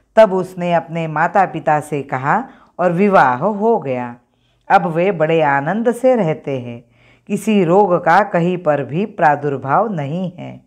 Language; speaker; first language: Hindi; non-native, local second language; Marathi